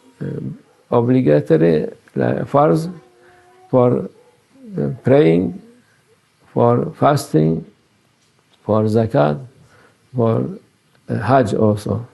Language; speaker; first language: English; non-native, learner; Turkish